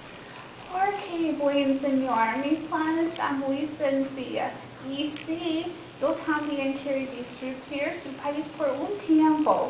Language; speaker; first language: Spanish; non-native, learner; English